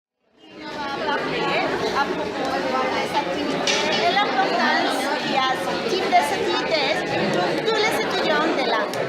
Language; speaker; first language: French; non-native, learner; Spanish